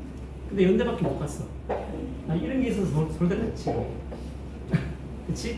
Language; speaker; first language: Korean; native; Korean